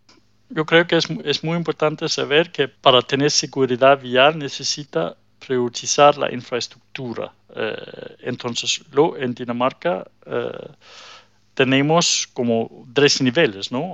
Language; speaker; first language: Spanish; non-native, fluent; Danish